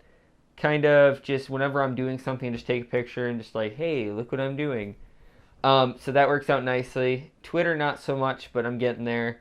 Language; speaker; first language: English; native; English